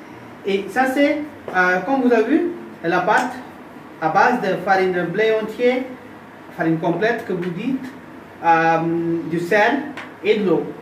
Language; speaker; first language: French; non-native, fluent; Hindi